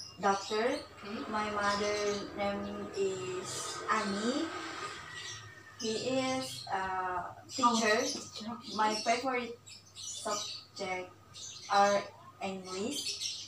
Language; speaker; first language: English; non-native, learner; Indonesian